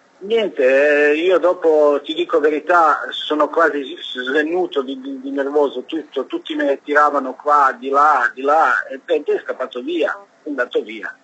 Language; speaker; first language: Italian; non-native, learner; Serbian